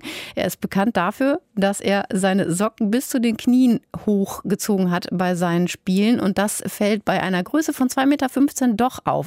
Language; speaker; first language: German; native; German